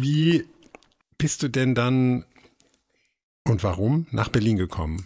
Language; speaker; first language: German; native; German